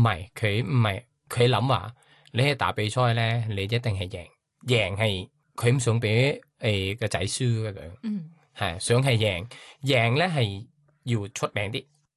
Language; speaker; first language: Cantonese; non-native, fluent; Thai